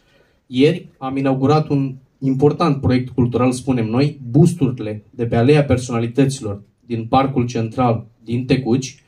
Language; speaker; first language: Romanian; native; Romanian